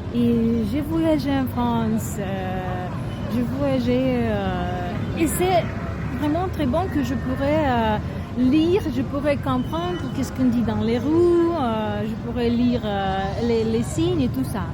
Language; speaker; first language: French; non-native, learner; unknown